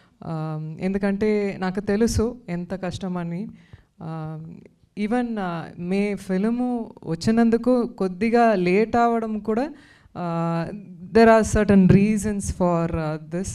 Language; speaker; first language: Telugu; non-native, learner; Tamil